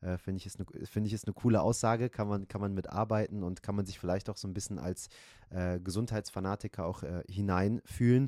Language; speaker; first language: German; native; German